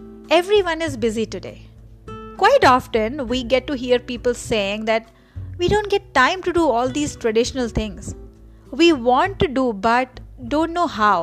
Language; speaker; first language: English; non-native, local second language; Marathi